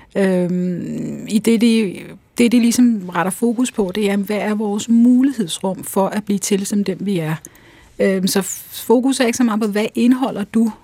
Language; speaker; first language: Danish; early bilingual, other home language; Urdu